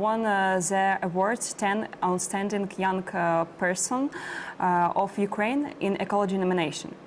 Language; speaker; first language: English; non-native, learner; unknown